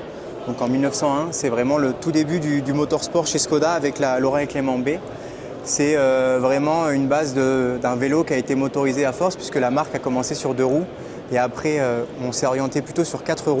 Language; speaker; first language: French; native; French